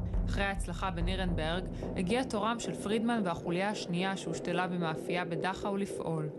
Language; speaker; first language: Hebrew; native; Hebrew